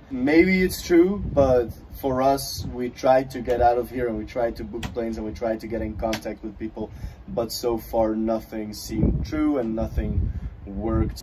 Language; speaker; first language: English; non-native, fluent; Dutch